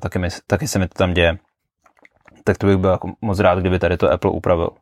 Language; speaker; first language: Czech; native; Czech